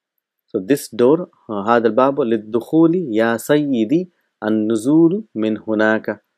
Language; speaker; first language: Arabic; non-native, fluent; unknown